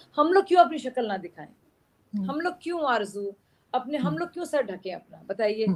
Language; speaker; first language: Hindi; native; Hindi